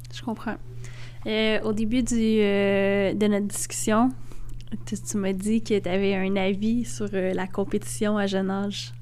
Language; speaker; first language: French; native; French